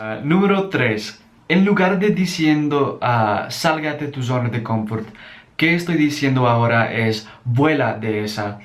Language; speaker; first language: Spanish; non-native, learner; English